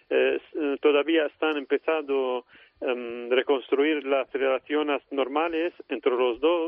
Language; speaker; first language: Spanish; non-native, fluent; Arabic